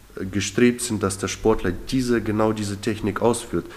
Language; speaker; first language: German; early bilingual, other home language; Russian